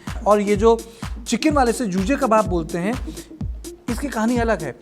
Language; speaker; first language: Hindi; native; Hindi